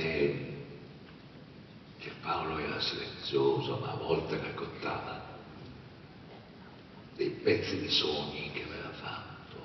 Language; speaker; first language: Italian; native; Italian